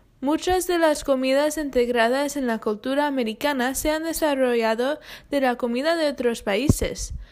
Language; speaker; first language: Spanish; non-native, fluent; English